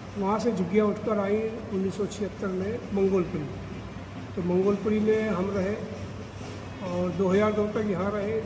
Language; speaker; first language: Hindi; native; Hindi